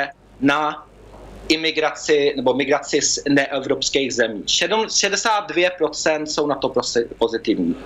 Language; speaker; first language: Czech; early bilingual, heritage; Czech